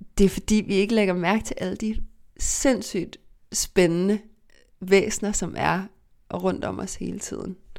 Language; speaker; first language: Danish; native; Danish